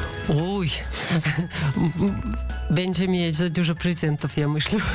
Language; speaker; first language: Polish; non-native, learner; Russian